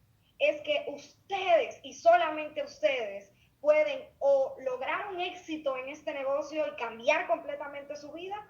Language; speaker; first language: Spanish; native; Spanish